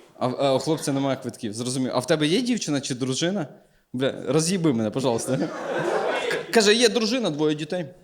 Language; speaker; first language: Ukrainian; native; Ukrainian